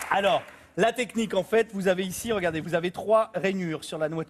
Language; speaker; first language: French; native; French